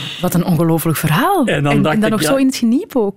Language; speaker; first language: Dutch; native; Dutch